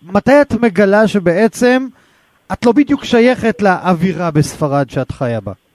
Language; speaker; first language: Hebrew; native; Hebrew